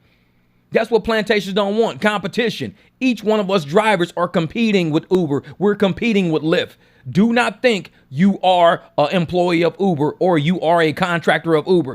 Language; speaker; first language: English; native; English